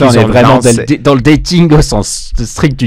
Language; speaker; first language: French; native; French